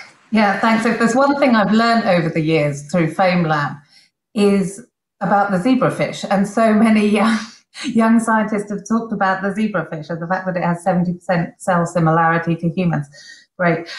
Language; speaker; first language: English; native; English